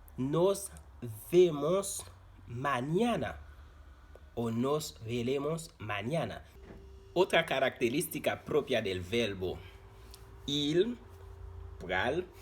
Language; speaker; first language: Spanish; non-native, fluent; Haitian Creole